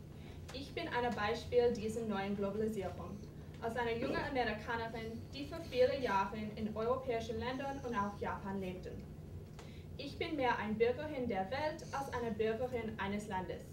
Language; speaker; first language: German; non-native, fluent; English